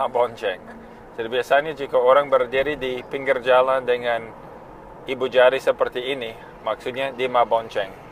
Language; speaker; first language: Indonesian; non-native, fluent; English